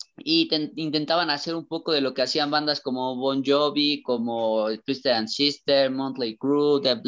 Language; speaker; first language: Spanish; native; Spanish